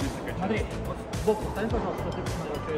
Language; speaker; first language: Russian; native; Russian